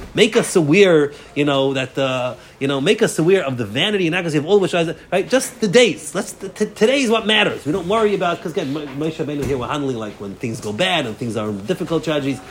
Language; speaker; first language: English; native; English